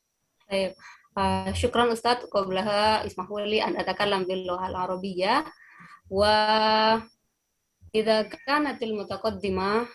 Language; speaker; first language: Arabic; non-native, fluent; Indonesian